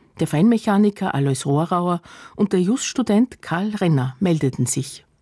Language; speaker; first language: German; native; German